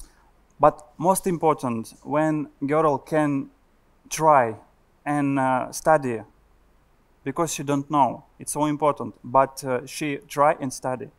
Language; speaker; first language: English; non-native, learner; Russian